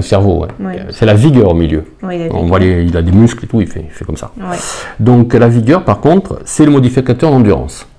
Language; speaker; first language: French; native; French